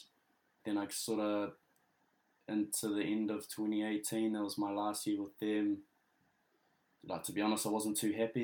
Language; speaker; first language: English; native; English